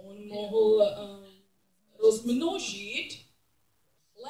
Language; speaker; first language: Czech; non-native, learner; English